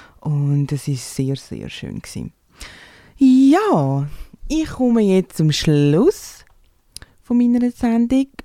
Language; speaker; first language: German; non-native, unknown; Portuguese